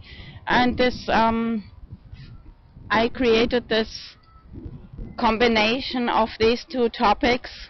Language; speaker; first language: English; non-native, fluent; German